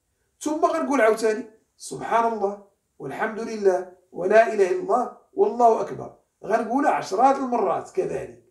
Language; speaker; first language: Arabic; native; Arabic